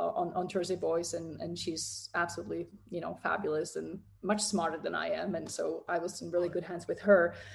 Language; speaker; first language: English; non-native, fluent; Czech